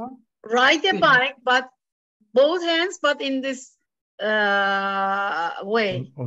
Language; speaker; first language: English; non-native, fluent; Turkish